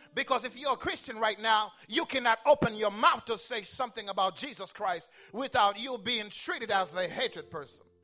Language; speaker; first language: English; non-native, fluent; Haitian Creole